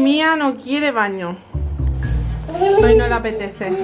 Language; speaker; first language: Spanish; native; Spanish